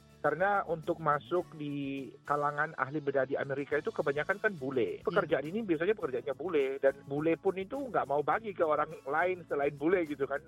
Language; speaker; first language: Indonesian; native; Indonesian